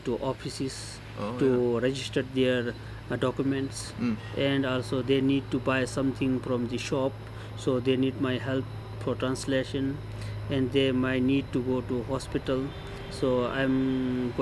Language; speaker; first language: English; non-native, local second language; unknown